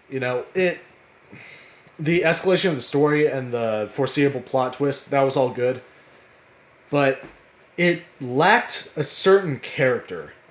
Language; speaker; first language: English; native; English